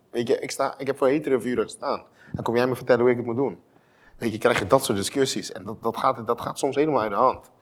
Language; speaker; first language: Dutch; non-native, local second language; Papiamento